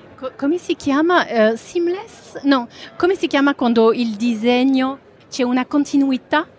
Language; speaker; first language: Italian; non-native, fluent; French